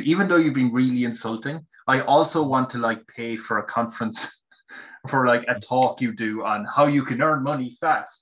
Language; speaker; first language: English; native; English